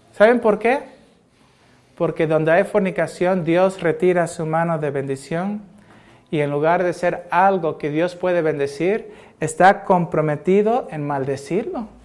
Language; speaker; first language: Spanish; early bilingual, heritage; Spanish